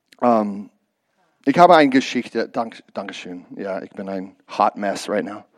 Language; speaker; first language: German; non-native, learner; English